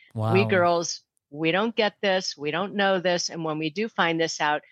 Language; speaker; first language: English; native; English